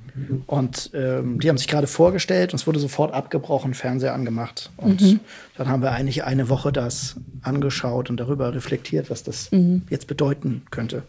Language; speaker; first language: German; native; German